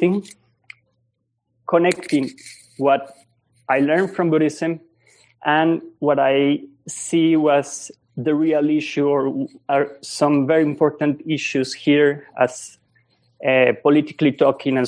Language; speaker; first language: English; non-native, fluent; Spanish